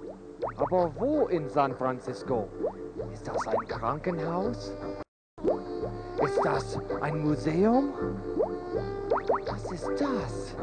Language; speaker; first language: German; non-native, fluent; English